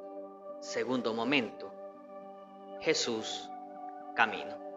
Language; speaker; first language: Spanish; native; Spanish